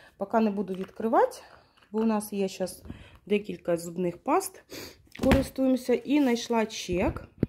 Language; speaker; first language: Ukrainian; non-native, local second language; Russian